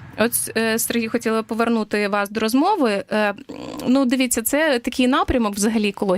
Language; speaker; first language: Ukrainian; native; Ukrainian